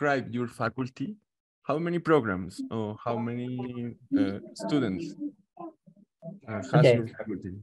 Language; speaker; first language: English; non-native, fluent; Spanish